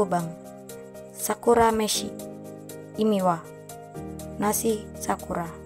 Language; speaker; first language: Japanese; non-native, learner; Indonesian